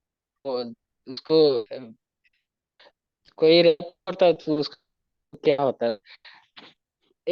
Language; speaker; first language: Hindi; non-native, local second language; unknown